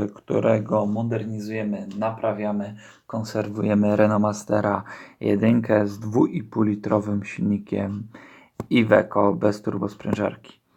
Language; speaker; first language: Polish; native; Polish